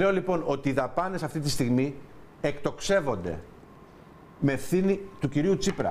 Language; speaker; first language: Greek; native; Greek